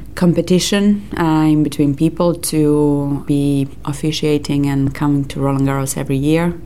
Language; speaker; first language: English; non-native, fluent; Serbian